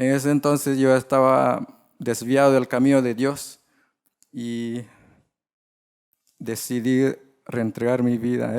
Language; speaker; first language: Spanish; non-native, fluent; English